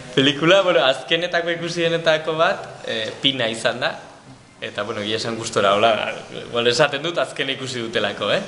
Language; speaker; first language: Basque; native; Basque